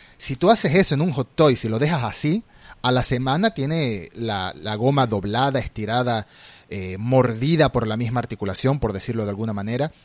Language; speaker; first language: Spanish; native; Spanish